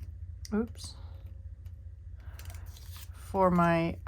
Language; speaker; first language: English; native; English